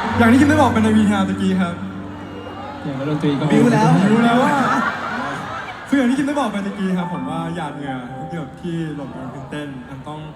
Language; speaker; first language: Thai; native; Thai